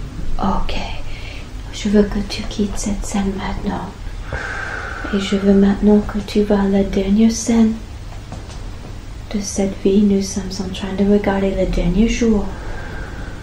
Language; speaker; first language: French; non-native, fluent; English